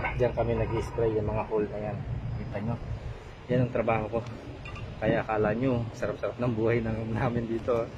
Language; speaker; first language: Filipino; non-native, local second language; Pampanga